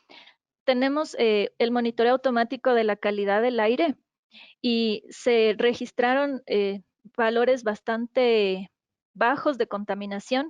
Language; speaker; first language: Spanish; native; Spanish